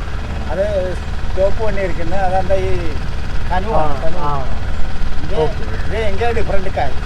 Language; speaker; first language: Tamil; non-native, local second language; Malayalam